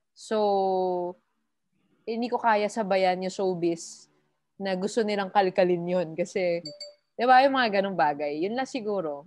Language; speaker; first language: Filipino; native; Filipino